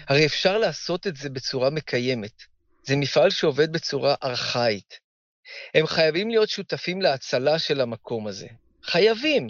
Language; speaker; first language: Hebrew; early bilingual, heritage; Hebrew